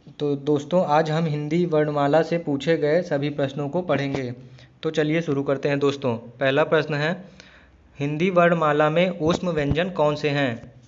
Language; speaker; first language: Hindi; native; Hindi